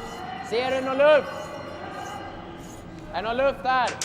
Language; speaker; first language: Swedish; native; Swedish